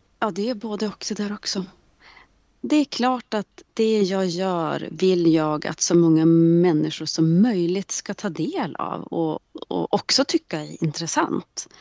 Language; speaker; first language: Swedish; native; Swedish